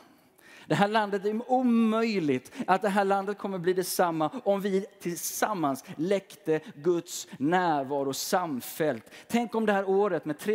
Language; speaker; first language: Swedish; native; Swedish